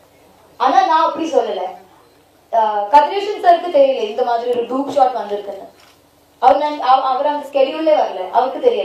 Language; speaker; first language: Tamil; non-native, learner; Malayalam